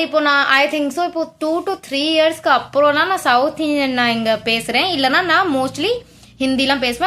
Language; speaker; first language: Tamil; early bilingual, heritage; Tamil